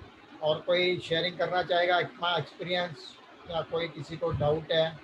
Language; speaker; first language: Hindi; native; Hindi